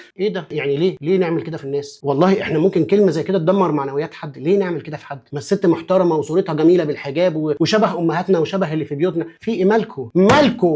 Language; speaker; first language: Arabic; native; Arabic